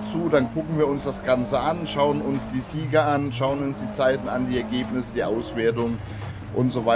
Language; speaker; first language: German; native; German